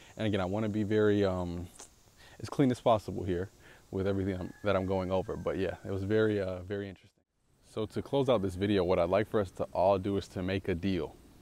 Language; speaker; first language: English; native; English